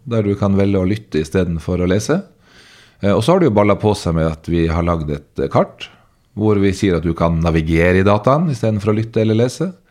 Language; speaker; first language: Norwegian; native; Norwegian